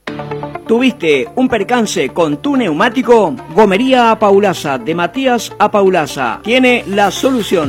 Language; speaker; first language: Spanish; native; Spanish